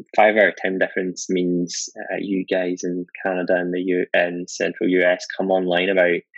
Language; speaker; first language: English; native; English